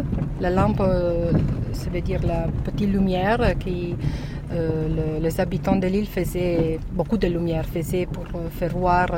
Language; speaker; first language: French; non-native, learner; Italian